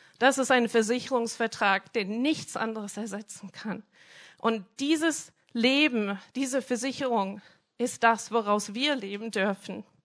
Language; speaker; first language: German; non-native, fluent; English